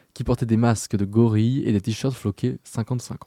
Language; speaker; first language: French; native; French